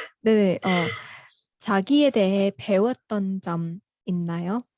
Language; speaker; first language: Korean; non-native, fluent; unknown